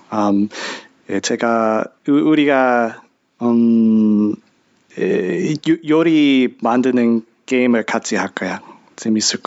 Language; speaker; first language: Korean; non-native, learner; English